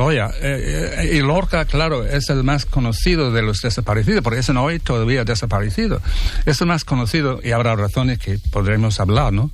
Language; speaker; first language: Spanish; non-native, fluent; English